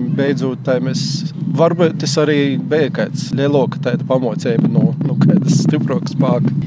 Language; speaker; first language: Latvian; native; Latvian